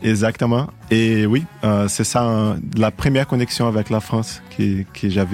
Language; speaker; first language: French; non-native, fluent; Portuguese